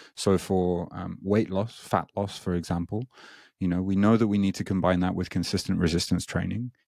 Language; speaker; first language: English; native; English